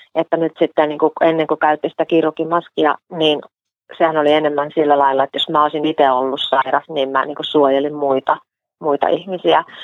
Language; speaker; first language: Finnish; native; Finnish